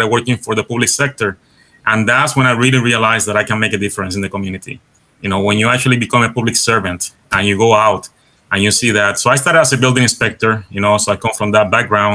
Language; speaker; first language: English; non-native, fluent; Spanish